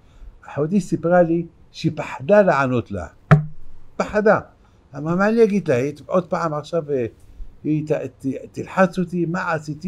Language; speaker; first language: Hebrew; non-native, fluent; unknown